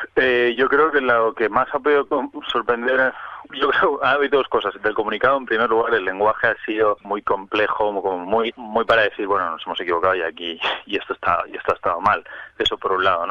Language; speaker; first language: Spanish; native; Spanish